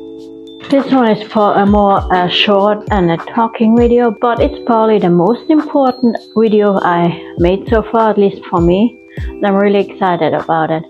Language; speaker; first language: English; non-native, fluent; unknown